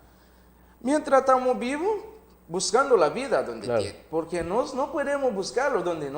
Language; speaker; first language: Spanish; non-native, learner; Haitian Creole